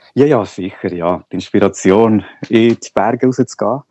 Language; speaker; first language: Swiss German; non-native, local second language; Spanish